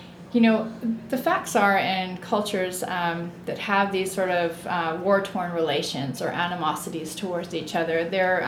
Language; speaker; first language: English; native; English